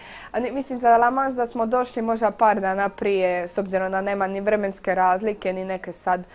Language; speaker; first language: Croatian; native; Croatian